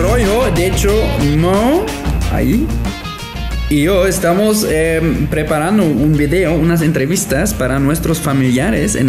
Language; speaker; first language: Spanish; non-native, fluent; German